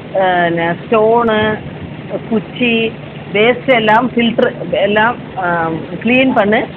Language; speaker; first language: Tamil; non-native, learner; Malayalam